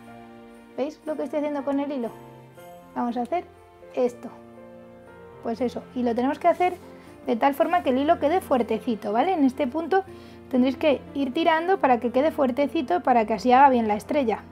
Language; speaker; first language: Spanish; native; Spanish